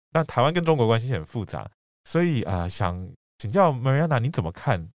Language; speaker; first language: Chinese; native; Chinese